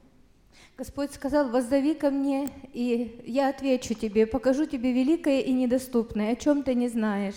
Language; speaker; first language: Russian; native; Russian